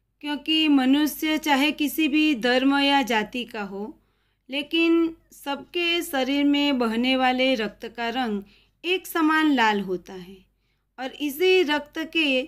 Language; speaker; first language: Hindi; non-native, local second language; Gujarati